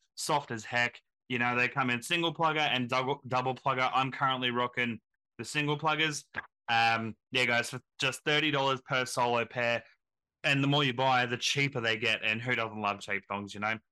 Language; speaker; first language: English; native; English